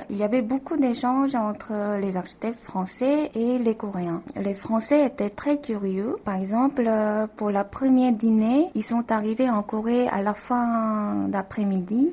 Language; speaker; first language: French; non-native, fluent; Korean